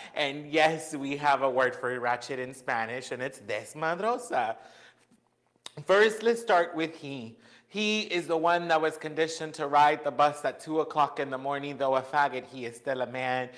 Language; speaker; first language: English; early bilingual, other home language; Spanish